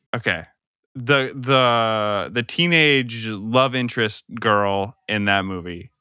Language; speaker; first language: English; native; English